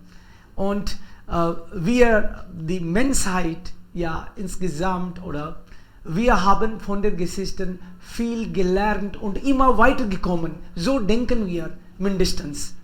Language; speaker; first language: German; non-native, fluent; Hindi